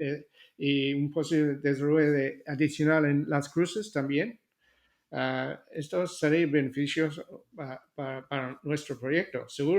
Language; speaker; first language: Spanish; non-native, fluent; English